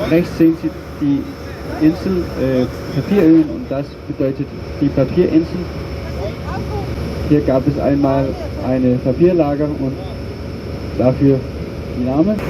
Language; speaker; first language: German; non-native, learner; Danish